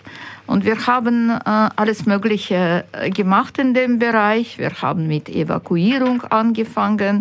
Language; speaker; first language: German; non-native, fluent; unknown